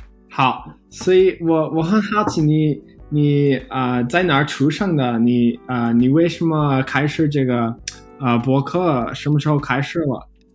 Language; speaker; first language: Chinese; non-native, learner; English